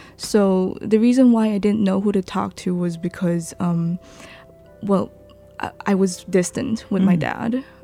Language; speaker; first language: English; non-native, local second language; Chinese